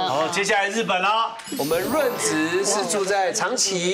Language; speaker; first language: Chinese; native; Chinese